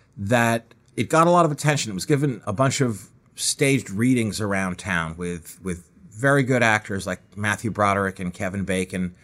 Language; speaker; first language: English; native; English